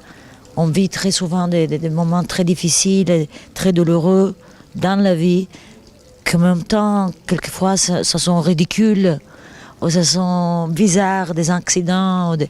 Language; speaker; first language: French; non-native, fluent; Italian